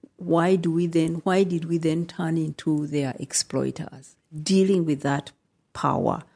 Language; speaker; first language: English; non-native, local second language; Nyankole